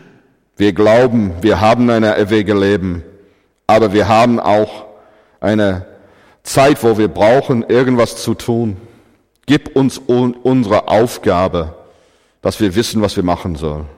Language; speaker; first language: German; non-native, fluent; English